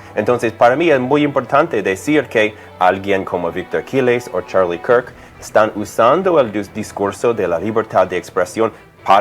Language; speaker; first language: Spanish; non-native, fluent; English